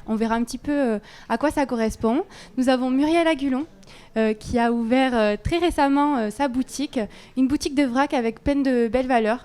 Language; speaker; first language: French; native; French